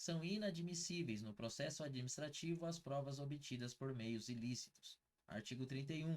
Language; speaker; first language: Portuguese; native; Portuguese